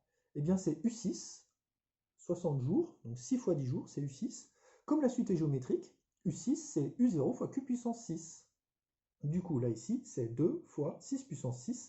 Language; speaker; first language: French; native; French